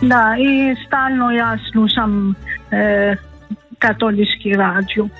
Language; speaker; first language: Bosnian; non-native, learner; Arabic